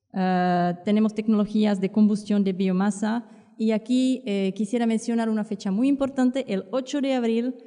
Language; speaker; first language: Spanish; non-native, fluent; Czech